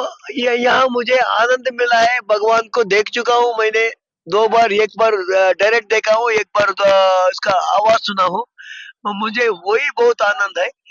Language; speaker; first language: Hindi; non-native, local second language; Telugu